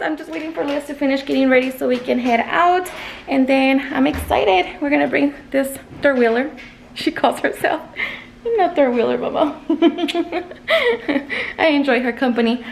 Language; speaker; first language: English; early bilingual, other home language; Spanish